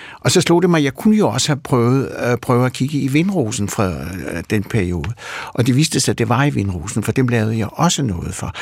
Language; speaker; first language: Danish; early bilingual, other home language; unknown